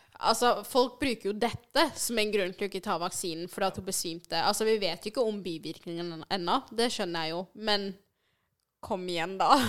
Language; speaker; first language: Norwegian; early bilingual, other home language; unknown